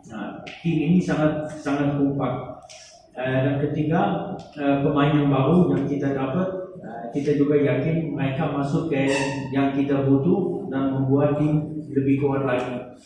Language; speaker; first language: Indonesian; non-native, fluent; Dutch